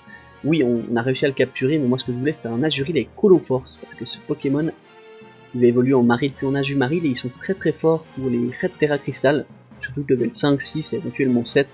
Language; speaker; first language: French; native; French